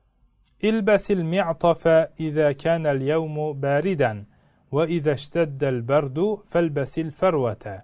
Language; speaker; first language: Arabic; non-native, fluent; Uzbek